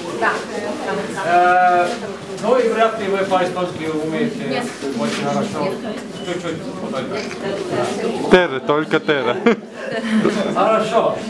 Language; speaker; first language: Russian; non-native, learner; Estonian